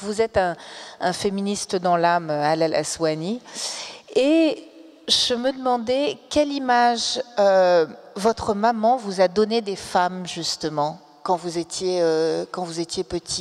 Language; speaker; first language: French; native; French